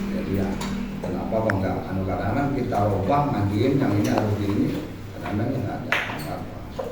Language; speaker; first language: Indonesian; non-native, local second language; Javanese